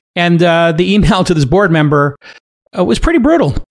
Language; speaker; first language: English; native; English